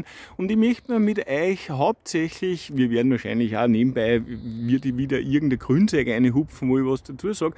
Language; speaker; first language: German; native; German